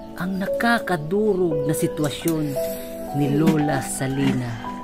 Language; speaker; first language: Filipino; non-native, local second language; Bikol